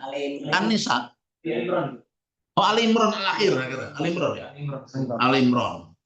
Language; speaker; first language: Arabic; non-native, fluent; Indonesian